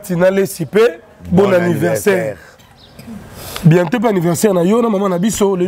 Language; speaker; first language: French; non-native, local second language; Lingala